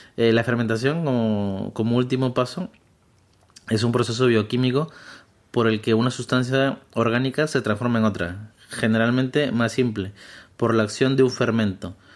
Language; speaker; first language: Spanish; native; Spanish